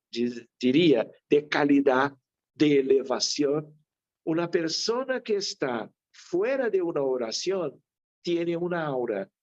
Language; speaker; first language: Spanish; non-native, fluent; Portuguese